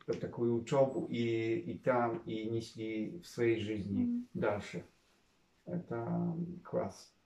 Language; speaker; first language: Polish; non-native, learner; Russian